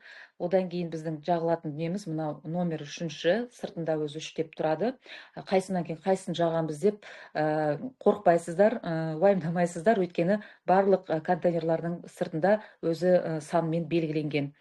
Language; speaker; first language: Kazakh; native; Kazakh